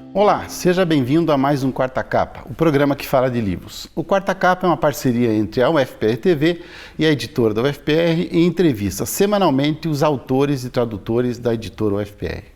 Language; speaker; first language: Portuguese; native; Portuguese